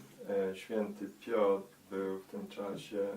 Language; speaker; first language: Polish; early bilingual, heritage; Polish